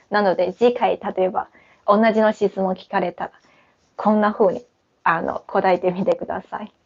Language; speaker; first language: Japanese; non-native, fluent; Chinese